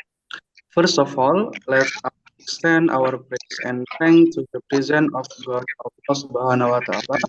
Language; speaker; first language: English; non-native, learner; Indonesian